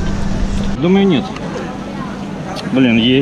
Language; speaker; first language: Russian; native; Russian